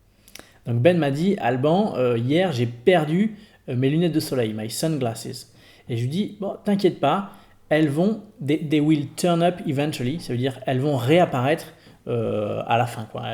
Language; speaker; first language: French; native; French